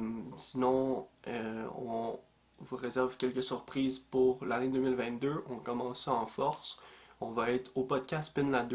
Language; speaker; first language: French; native; French